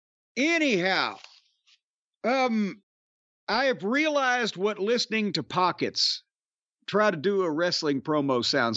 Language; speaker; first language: English; native; English